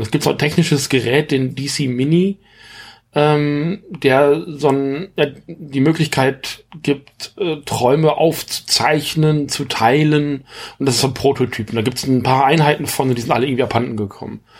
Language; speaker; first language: German; native; German